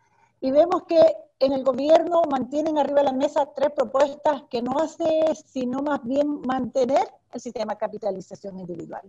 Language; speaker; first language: Spanish; native; Spanish